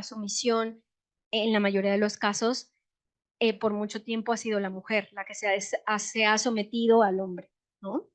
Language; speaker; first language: Spanish; native; Spanish